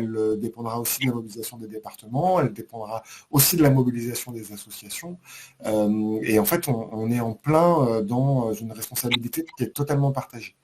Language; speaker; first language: French; native; French